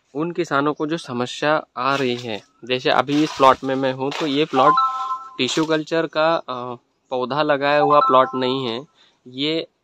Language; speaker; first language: Hindi; non-native, local second language; Marathi